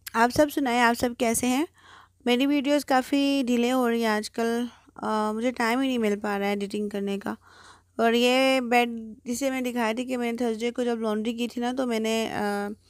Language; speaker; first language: Urdu; native; Urdu